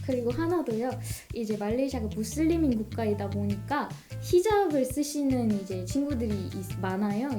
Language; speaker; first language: Korean; non-native, fluent; Malay